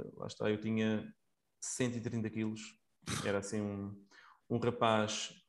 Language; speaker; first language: Portuguese; native; Portuguese